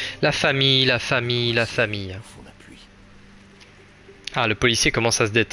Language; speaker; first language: French; native; French